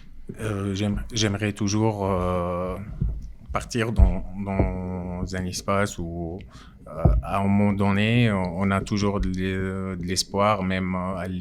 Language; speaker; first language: French; non-native, local second language; Arabic